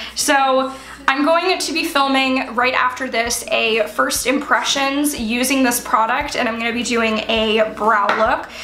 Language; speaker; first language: English; native; English